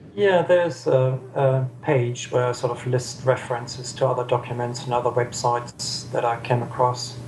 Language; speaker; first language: English; non-native, fluent; German